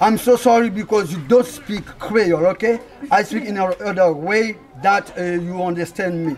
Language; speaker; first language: English; non-native, learner; Haitian Creole